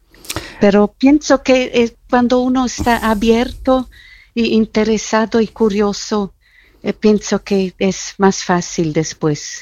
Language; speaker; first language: Spanish; non-native, fluent; German